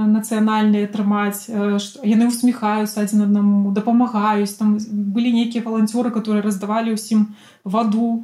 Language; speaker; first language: Belarusian; non-native, local second language; Russian